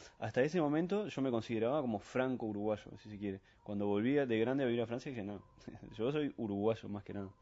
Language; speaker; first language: Spanish; early bilingual, other home language; French